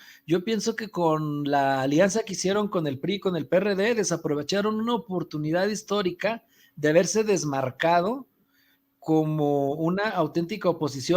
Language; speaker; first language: Spanish; native; Spanish